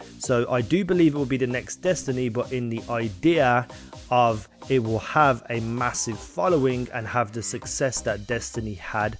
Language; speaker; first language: English; native; English